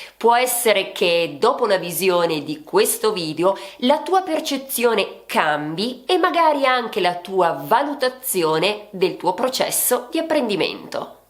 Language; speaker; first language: Italian; native; Italian